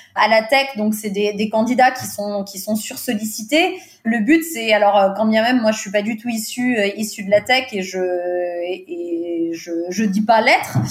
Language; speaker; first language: French; early bilingual, other home language; Portuguese